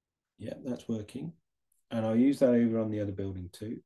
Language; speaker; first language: English; native; English